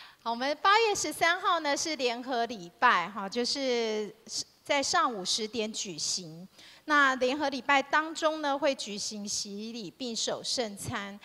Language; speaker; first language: Chinese; native; Chinese